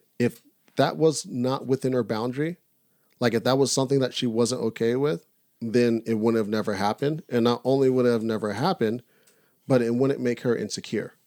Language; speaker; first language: English; native; English